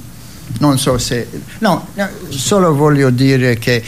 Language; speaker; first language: Italian; non-native, fluent; English